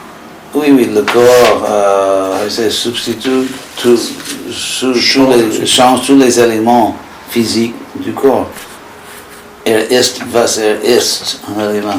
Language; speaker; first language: French; non-native, fluent; English